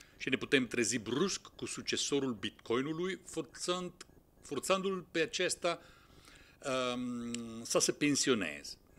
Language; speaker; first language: Romanian; non-native, fluent; Italian